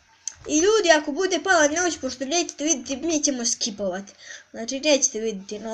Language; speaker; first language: Croatian; native; Croatian